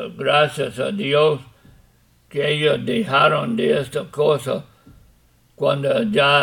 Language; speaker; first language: Spanish; non-native, fluent; English